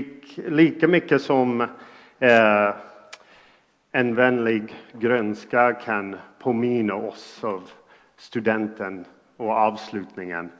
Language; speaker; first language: Swedish; non-native, fluent; English